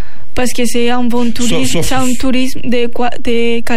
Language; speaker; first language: French; non-native, learner; Spanish